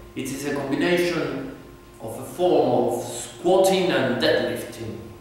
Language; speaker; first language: English; non-native, fluent; Spanish